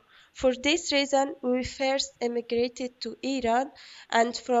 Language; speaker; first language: English; non-native, learner; Persian